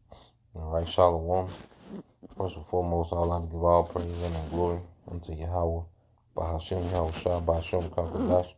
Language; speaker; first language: English; native; English